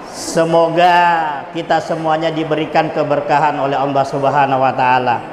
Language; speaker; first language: Indonesian; non-native, local second language; Buginese